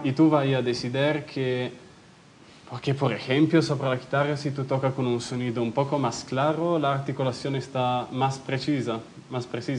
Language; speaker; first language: Spanish; non-native, fluent; Italian